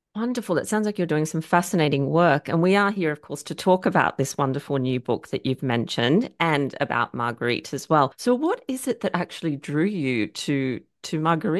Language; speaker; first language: English; native; English